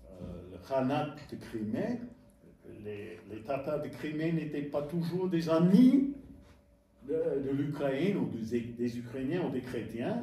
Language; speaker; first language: French; non-native, fluent; English